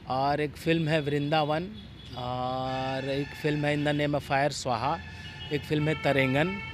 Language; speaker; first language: Hindi; native; Hindi